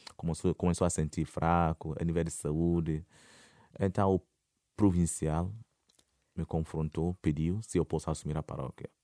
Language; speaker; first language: Portuguese; non-native, fluent; Akan